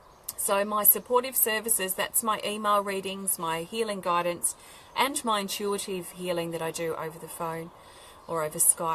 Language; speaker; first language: English; native; English